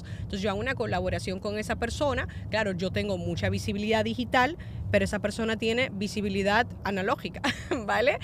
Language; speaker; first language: Spanish; native; Spanish